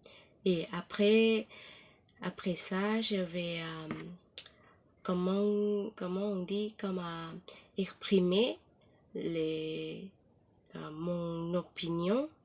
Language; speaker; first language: French; non-native, learner; Thai